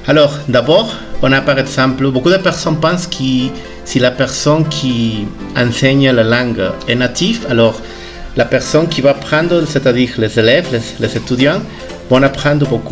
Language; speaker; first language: French; non-native, fluent; Spanish